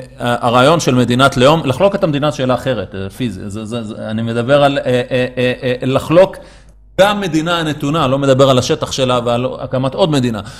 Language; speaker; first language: Hebrew; native; Hebrew